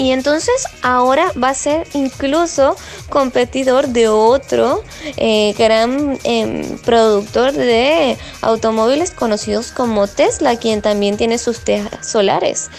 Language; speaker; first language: Spanish; native; Spanish